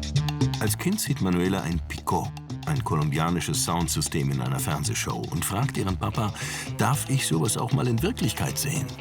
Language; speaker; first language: German; native; German